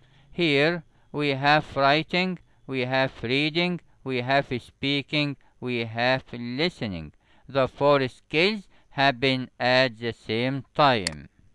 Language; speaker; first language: English; non-native, fluent; Arabic